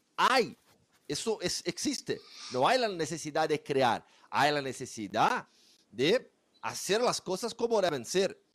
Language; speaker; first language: Spanish; non-native, fluent; Portuguese